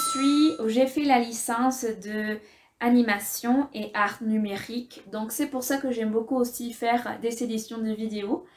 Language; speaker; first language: French; non-native, fluent; Spanish